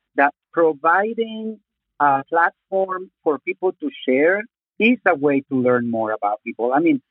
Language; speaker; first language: English; non-native, fluent; Spanish